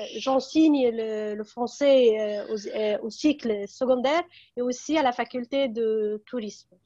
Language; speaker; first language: French; non-native, fluent; Arabic